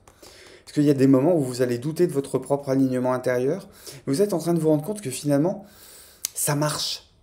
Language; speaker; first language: French; native; French